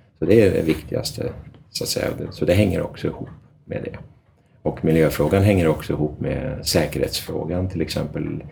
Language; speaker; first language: Swedish; native; Swedish